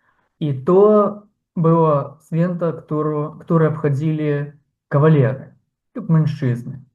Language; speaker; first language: Polish; non-native, fluent; Ukrainian